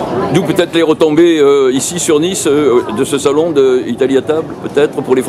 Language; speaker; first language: French; native; French